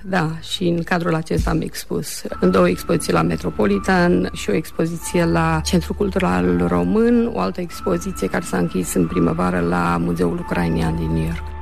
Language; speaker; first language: Romanian; native; Romanian